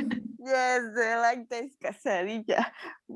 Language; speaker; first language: English; non-native, learner; Spanish